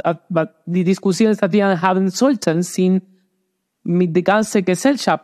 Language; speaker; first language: German; non-native, learner; Spanish